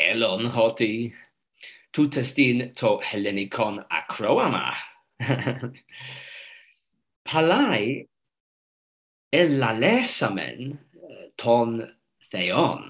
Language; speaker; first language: Greek; non-native, fluent; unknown